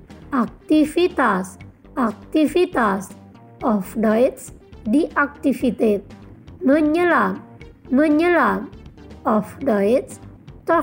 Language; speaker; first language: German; non-native, fluent; Indonesian